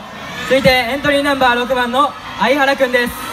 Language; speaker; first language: Japanese; native; Japanese